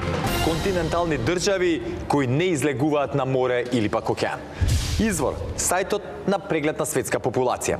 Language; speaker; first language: Macedonian; native; Macedonian